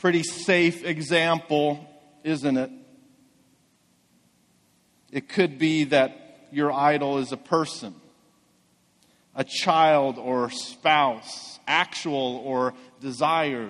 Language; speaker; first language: English; native; English